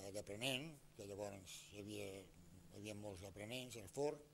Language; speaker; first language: Catalan; non-native, local second language; Spanish